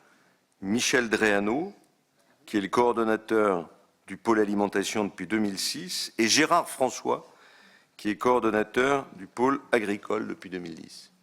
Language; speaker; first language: French; native; French